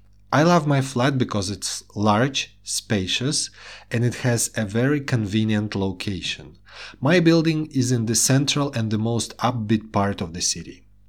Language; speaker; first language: English; non-native, fluent; Russian